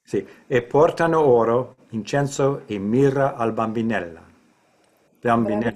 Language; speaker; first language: Italian; non-native, learner; English